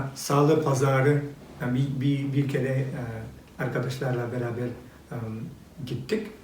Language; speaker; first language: Turkish; non-native, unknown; Albanian